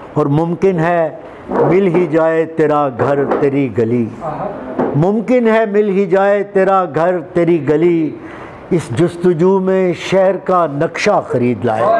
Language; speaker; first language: Urdu; non-native, local second language; Pahari-Potwari